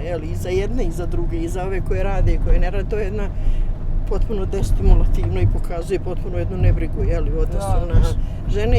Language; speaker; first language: Bosnian; native; Bosnian